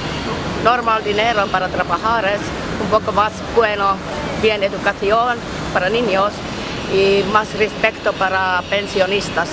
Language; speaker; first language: Spanish; non-native, learner; Finnish